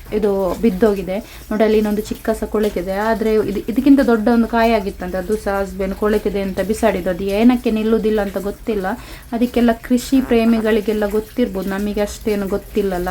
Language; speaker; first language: Kannada; non-native, local second language; Tulu